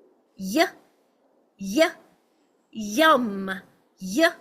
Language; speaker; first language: Spanish; non-native, fluent; English